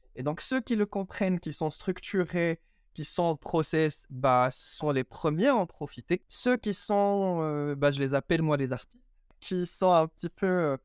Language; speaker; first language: French; non-native, local second language; Arabic